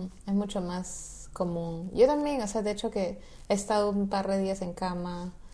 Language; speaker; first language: Spanish; native; Spanish